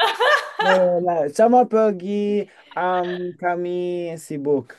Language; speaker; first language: Indonesian; non-native, learner; English